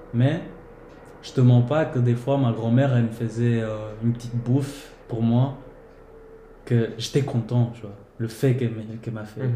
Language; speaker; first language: French; early bilingual, other home language; Portuguese